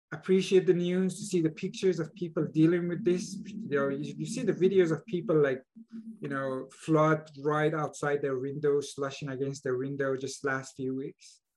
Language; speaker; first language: English; non-native, fluent; Persian